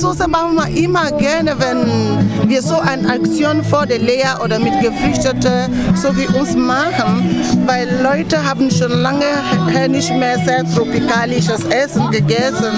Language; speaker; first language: German; non-native, fluent; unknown